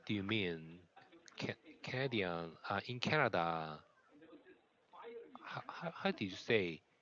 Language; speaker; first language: English; non-native, learner; Korean